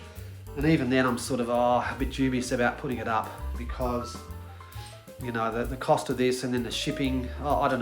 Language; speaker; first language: English; native; English